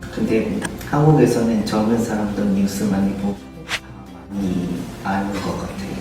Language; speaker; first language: Korean; non-native, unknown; Vietnamese